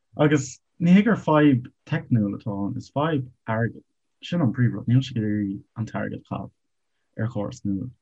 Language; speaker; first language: Irish; non-native, local second language; English